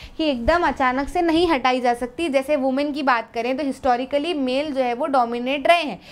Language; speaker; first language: Hindi; native; Hindi